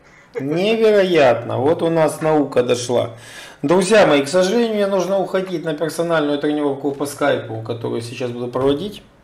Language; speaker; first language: Russian; native; Russian